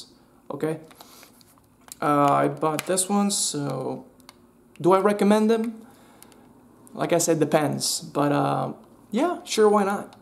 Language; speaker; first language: English; non-native, fluent; Spanish